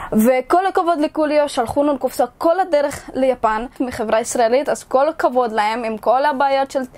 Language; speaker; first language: Hebrew; early bilingual, other home language; Russian